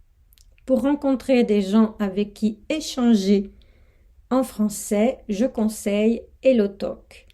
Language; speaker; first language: French; non-native, fluent; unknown